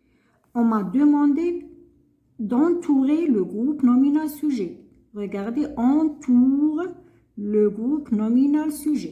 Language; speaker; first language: French; non-native, local second language; Arabic